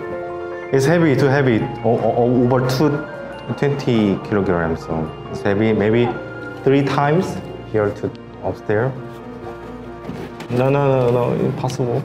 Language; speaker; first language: English; non-native, learner; Korean